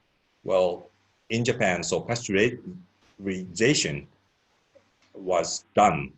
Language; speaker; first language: English; non-native, fluent; Japanese